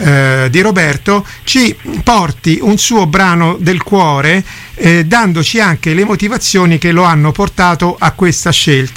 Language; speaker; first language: Italian; native; Italian